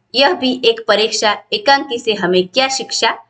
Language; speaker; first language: Hindi; non-native, local second language; Gujarati